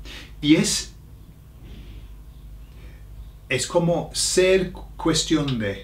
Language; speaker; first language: Spanish; non-native, fluent; English